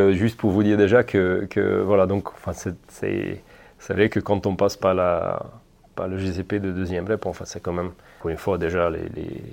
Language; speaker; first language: French; non-native, fluent; Hungarian